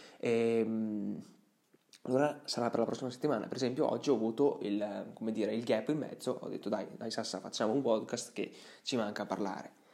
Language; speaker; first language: Italian; early bilingual, other home language; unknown